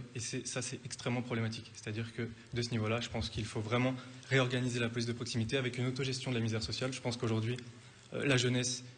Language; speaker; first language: French; native; French